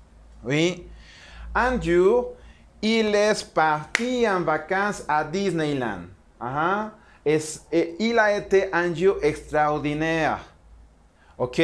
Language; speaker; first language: French; non-native, learner; Spanish